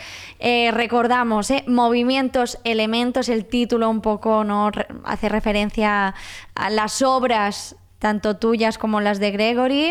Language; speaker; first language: Spanish; non-native, local second language; Catalan